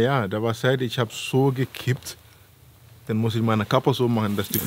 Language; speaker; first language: German; native; German